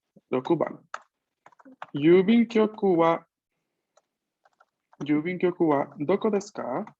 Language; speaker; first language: Japanese; non-native, fluent; Spanish